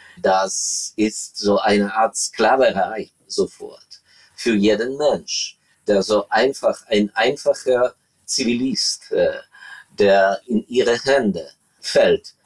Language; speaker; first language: German; non-native, fluent; Ukrainian